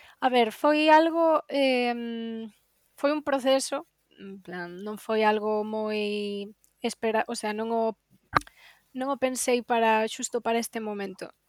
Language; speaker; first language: Galician; native; Galician